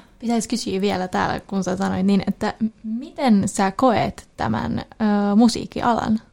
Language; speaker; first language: Finnish; early bilingual, heritage; Swedish